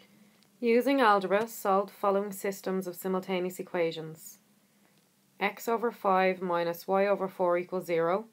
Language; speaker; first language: English; native; English